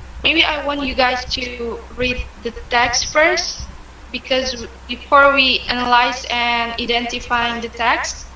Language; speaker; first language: English; non-native, learner; Indonesian